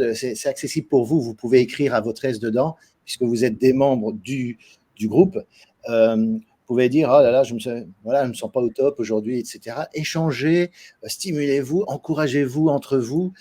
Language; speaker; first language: French; native; French